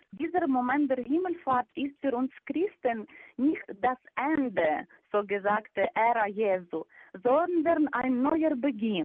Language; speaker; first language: German; non-native, fluent; Ukrainian